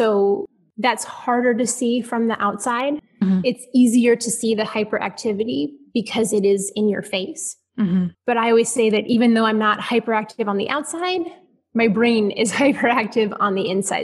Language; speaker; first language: English; native; English